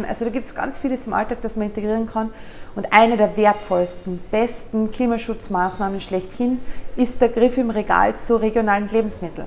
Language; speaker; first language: German; native; German